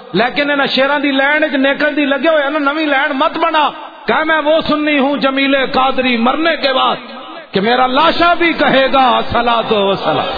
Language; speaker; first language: Urdu; native; Urdu